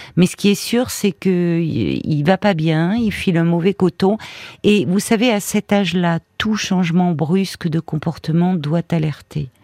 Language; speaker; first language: French; native; French